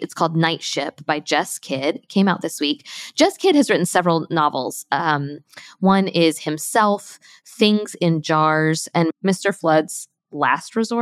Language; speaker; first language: English; native; English